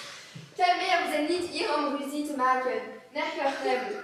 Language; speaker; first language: Dutch; non-native, learner; French